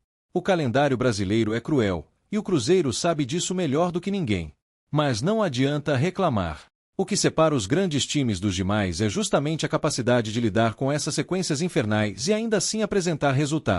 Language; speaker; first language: Portuguese; native; Portuguese